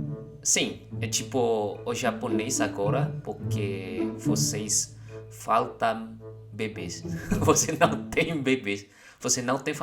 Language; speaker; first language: Portuguese; non-native, learner; Indonesian